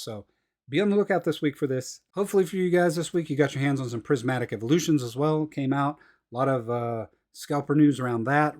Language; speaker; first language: English; native; English